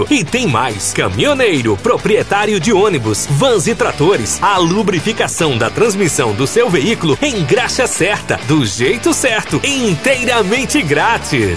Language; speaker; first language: Portuguese; native; Portuguese